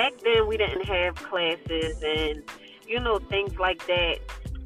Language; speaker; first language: English; native; English